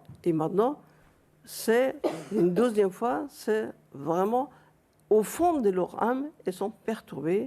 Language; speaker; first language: French; non-native, fluent; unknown